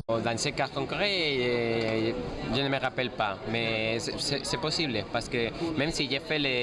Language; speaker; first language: French; non-native, fluent; Spanish